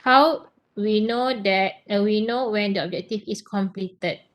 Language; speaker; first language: English; non-native, local second language; Malay